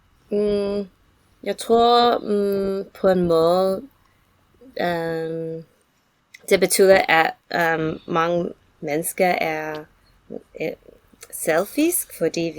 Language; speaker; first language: Danish; non-native, learner; English